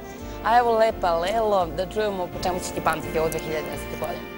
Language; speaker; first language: Serbian; native; Serbian